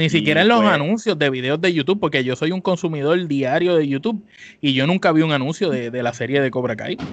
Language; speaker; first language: Spanish; native; Spanish